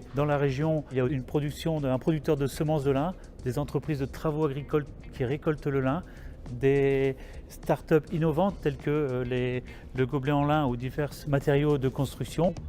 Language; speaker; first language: French; native; French